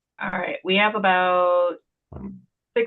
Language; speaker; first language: English; native; English